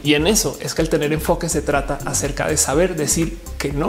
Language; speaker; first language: Spanish; native; Spanish